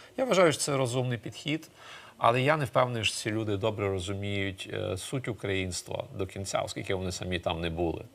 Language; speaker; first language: Ukrainian; early bilingual, other home language; Russian